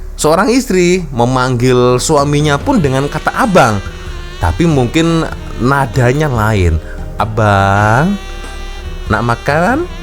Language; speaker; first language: Malay; native; Malay